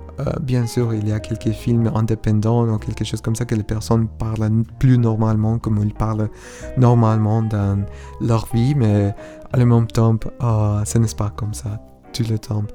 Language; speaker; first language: French; non-native, learner; Spanish